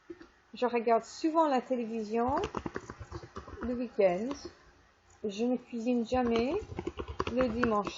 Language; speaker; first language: French; non-native, fluent; English